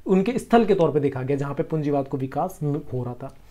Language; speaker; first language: Hindi; native; Hindi